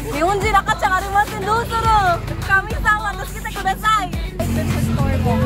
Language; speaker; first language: Japanese; non-native, learner; Filipino